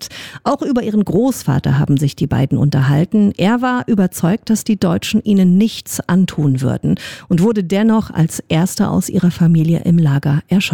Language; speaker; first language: German; native; German